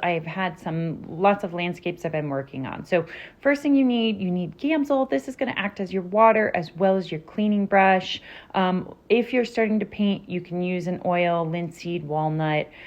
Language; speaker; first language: English; native; English